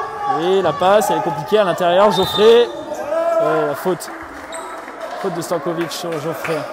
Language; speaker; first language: French; native; French